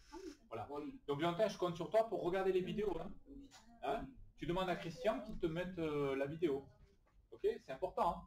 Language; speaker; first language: French; native; French